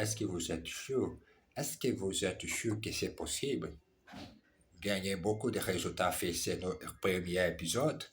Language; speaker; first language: French; non-native, learner; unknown